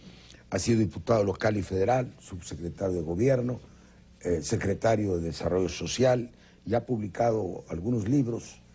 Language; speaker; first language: Spanish; native; Spanish